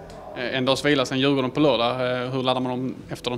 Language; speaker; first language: Swedish; native; Swedish